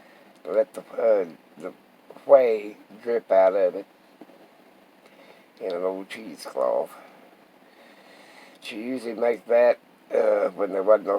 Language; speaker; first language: English; native; English